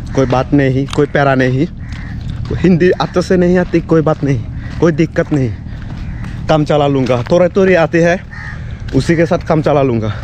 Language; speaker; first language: Hindi; non-native, learner; Chakma